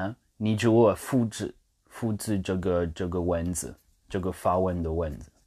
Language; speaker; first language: Chinese; non-native, learner; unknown